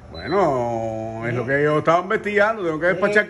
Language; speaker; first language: Spanish; native; Spanish